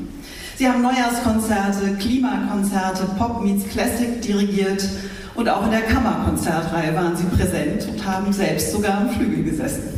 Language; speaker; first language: German; native; German